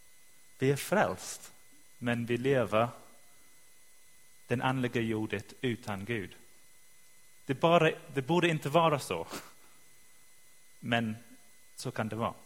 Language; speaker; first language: Swedish; non-native, fluent; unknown